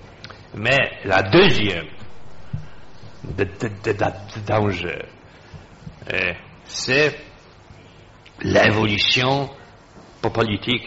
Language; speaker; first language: French; non-native, fluent; Polish